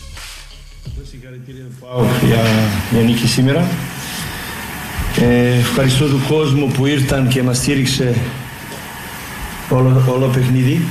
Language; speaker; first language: Greek; non-native, learner; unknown